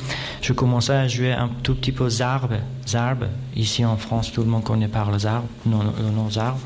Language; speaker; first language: French; non-native, fluent; Persian